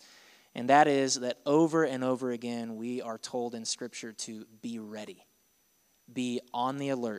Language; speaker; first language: English; native; English